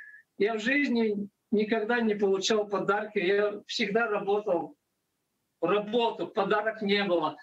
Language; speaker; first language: Russian; non-native, local second language; Latvian